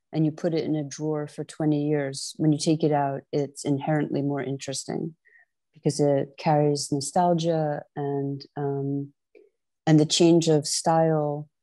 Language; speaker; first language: English; native; English